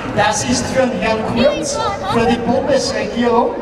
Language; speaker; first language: German; native; German